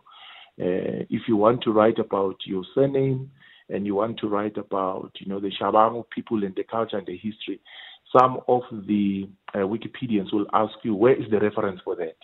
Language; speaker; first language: English; non-native, local second language; Swati